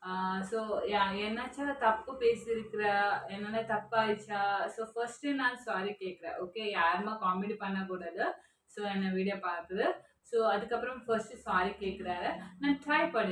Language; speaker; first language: Tamil; non-native, learner; Kannada